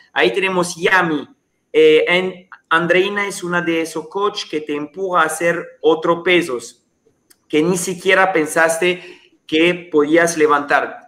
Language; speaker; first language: Spanish; non-native, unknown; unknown